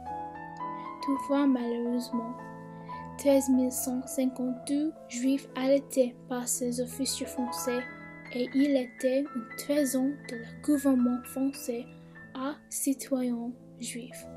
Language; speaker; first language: French; non-native, learner; English